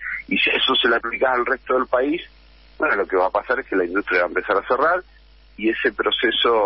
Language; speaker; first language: Spanish; native; Spanish